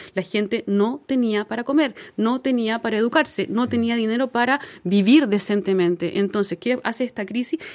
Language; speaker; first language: Spanish; native; Spanish